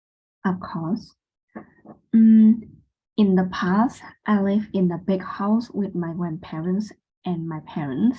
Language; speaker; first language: English; non-native, learner; Vietnamese